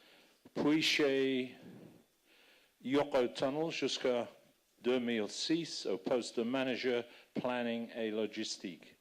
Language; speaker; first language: French; non-native, fluent; English